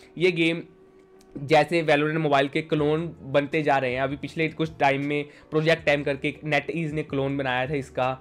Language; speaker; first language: Hindi; native; Hindi